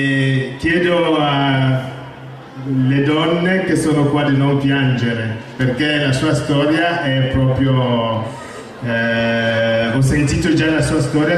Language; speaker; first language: Italian; non-native, fluent; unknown